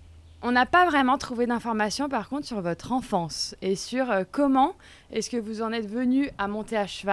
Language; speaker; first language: French; native; French